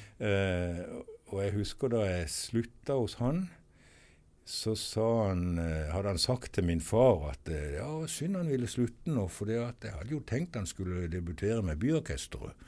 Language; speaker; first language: Norwegian; native; Norwegian